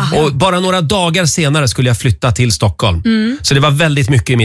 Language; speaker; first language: Swedish; native; Swedish